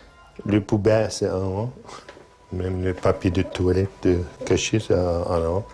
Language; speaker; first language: French; non-native, learner; Turkish